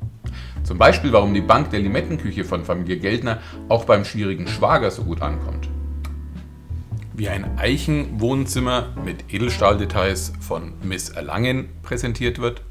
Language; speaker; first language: German; native; German